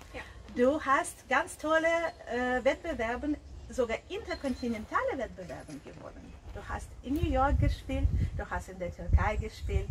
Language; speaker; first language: German; non-native, fluent; Russian